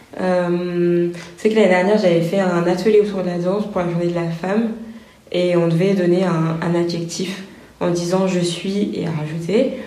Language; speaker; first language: French; native; French